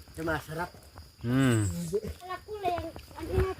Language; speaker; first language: Filipino; non-native, local second language; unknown